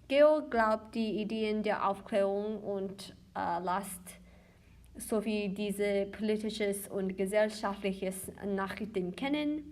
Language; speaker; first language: German; non-native, learner; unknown